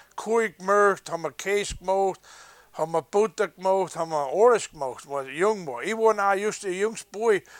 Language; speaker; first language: German; early bilingual, heritage; English